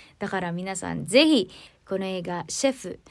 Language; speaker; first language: Japanese; non-native, fluent; Filipino